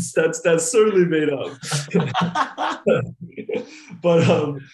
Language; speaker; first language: English; non-native, local second language; Cantonese